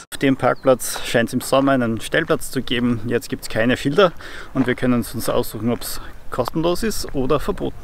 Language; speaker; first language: German; native; German